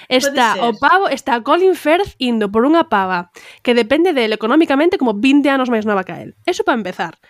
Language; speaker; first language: Galician; non-native, local second language; Spanish